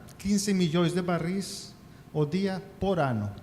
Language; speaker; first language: Portuguese; non-native, fluent; Spanish